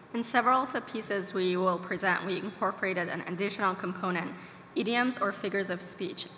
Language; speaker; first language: English; non-native, fluent; Persian